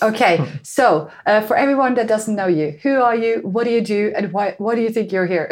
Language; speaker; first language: English; non-native, fluent; Norwegian